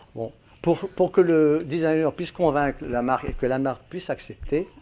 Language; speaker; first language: French; native; French